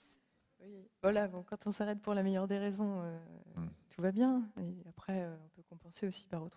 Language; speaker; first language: French; native; French